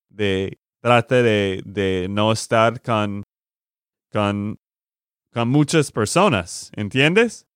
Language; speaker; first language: Spanish; non-native, learner; English